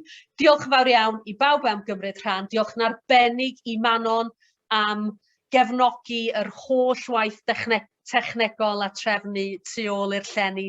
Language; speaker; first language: Welsh; native; Welsh